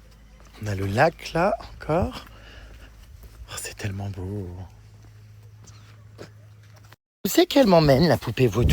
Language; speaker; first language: French; native; French